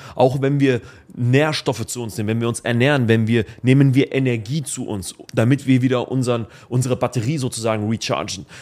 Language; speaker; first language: German; early bilingual, other home language; Arabic